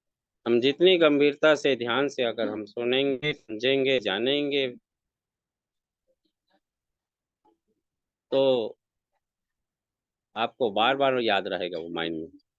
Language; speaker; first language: Hindi; native; Hindi